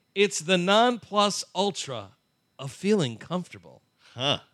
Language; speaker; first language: English; native; English